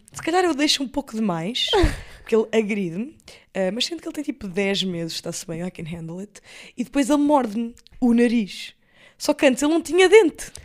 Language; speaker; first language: Portuguese; early bilingual, other home language; English